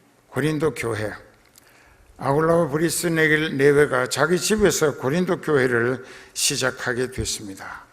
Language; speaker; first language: Korean; native; Korean